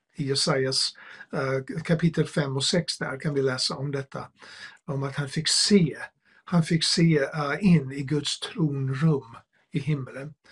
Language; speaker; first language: Swedish; non-native, fluent; English